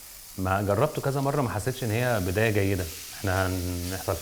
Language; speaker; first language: Arabic; native; Arabic